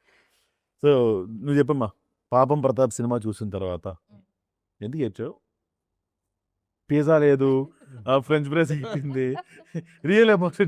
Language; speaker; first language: Telugu; native; Telugu